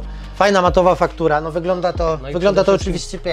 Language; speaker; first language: Polish; native; Polish